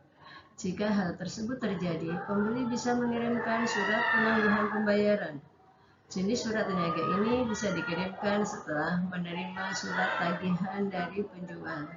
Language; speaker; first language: Indonesian; native; Indonesian